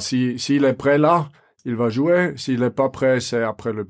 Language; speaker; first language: French; non-native, fluent; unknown